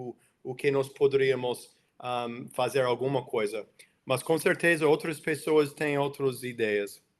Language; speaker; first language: Portuguese; non-native, fluent; English